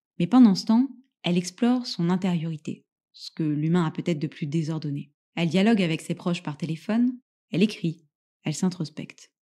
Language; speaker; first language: French; native; French